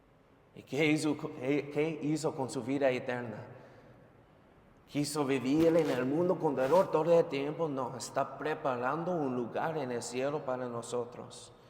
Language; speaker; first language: Spanish; non-native, fluent; English